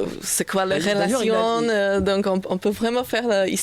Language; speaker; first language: French; non-native, learner; Slovak